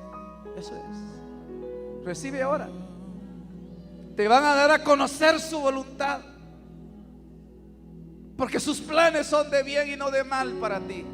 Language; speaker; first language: Spanish; native; Spanish